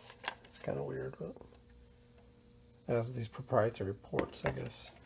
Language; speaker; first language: English; native; English